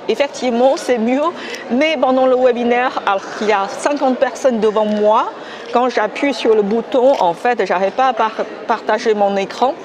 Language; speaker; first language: French; non-native, fluent; Chinese